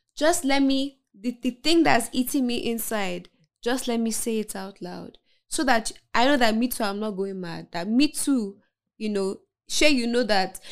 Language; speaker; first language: English; non-native, local second language; Yoruba